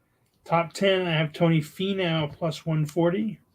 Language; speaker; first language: English; native; English